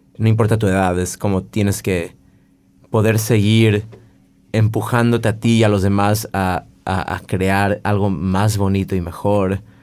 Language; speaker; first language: Spanish; early bilingual, heritage; Spanish